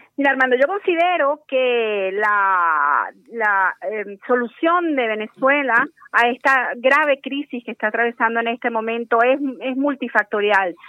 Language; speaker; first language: Spanish; native; Spanish